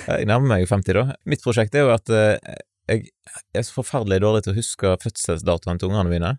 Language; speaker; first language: Norwegian; native; Norwegian